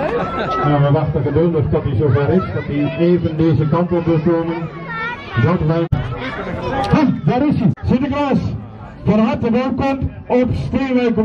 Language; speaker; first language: Dutch; native; Dutch